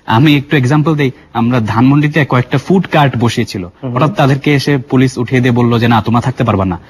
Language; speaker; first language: Bangla; native; Bangla